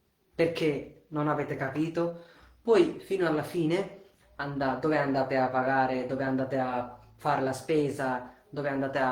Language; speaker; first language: Italian; non-native, fluent; Bangla